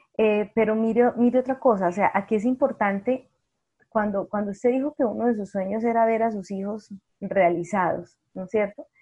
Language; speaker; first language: Spanish; native; Spanish